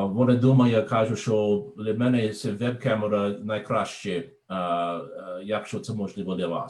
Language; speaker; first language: Ukrainian; non-native, learner; English